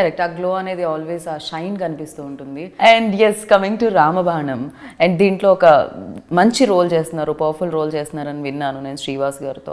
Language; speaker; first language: Telugu; native; Telugu